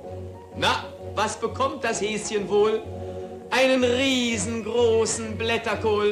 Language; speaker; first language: German; native; German